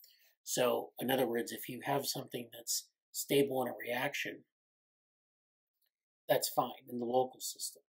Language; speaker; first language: English; native; English